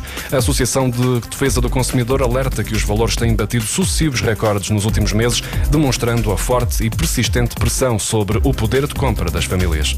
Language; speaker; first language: Portuguese; native; Portuguese